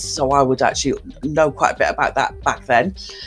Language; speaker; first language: English; native; English